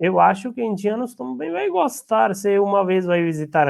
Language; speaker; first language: Portuguese; non-native, learner; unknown